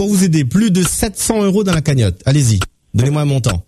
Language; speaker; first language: French; native; French